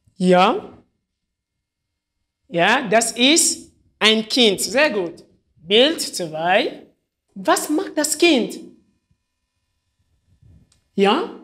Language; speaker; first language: German; non-native, fluent; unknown